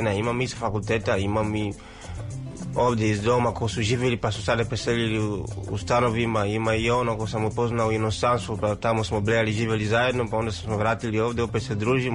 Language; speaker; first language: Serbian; non-native, fluent; Swahili